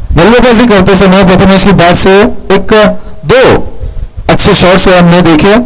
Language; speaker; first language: Hindi; non-native, local second language; Marathi